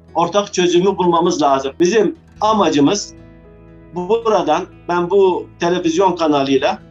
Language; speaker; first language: Turkish; early bilingual, heritage; Arabic